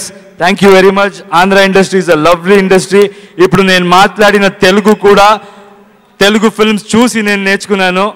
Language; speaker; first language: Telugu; non-native, learner; Kannada